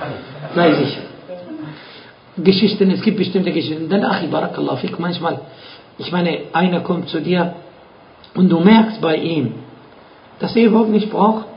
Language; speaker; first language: German; non-native, fluent; Arabic